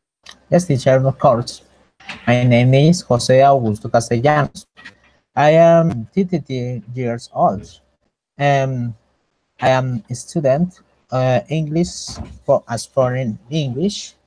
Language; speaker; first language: English; non-native, learner; Spanish